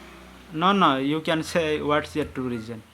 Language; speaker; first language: English; non-native, learner; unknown